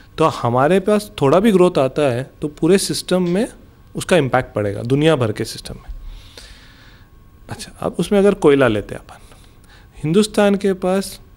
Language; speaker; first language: Hindi; non-native, local second language; Gujarati